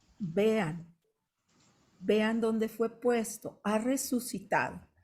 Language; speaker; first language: Spanish; native; Spanish